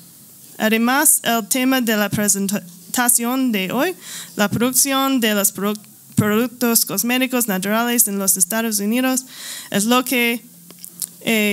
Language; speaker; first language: Spanish; non-native, learner; English